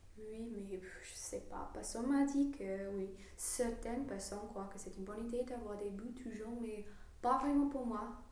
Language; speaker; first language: French; non-native, learner; English